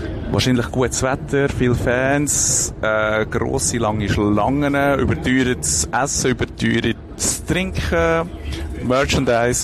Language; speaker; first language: German; native; German